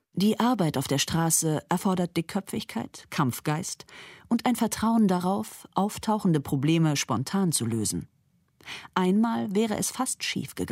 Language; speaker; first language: German; native; German